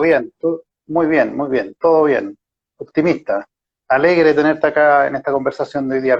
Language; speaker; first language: Spanish; native; Spanish